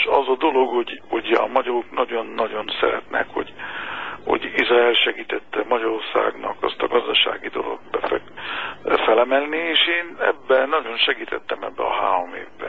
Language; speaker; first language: Hungarian; non-native, fluent; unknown